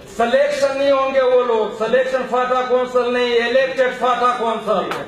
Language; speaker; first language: Urdu; non-native, local second language; Pashto